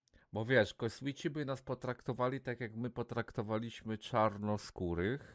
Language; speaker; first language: Polish; native; Polish